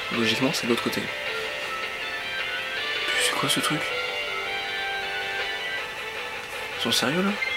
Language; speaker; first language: French; native; French